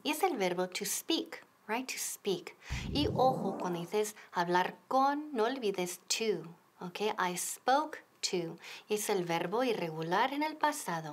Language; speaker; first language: Spanish; non-native, fluent; English